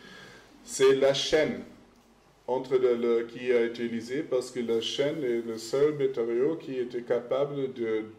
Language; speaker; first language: French; non-native, fluent; German